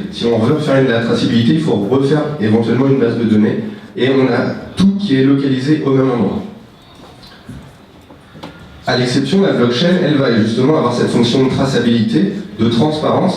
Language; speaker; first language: French; native; French